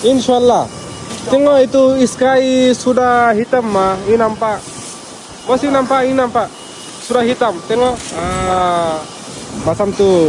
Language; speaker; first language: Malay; non-native, learner; Bangla